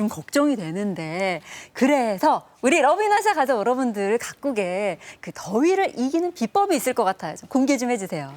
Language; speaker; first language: Korean; native; Korean